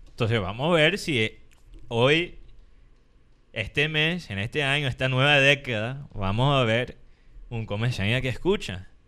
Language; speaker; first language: Spanish; non-native, fluent; English